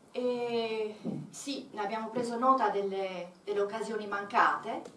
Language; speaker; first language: Italian; non-native, fluent; Albanian